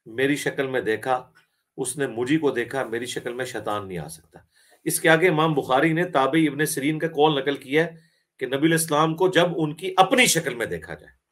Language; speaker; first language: Urdu; non-native, local second language; Punjabi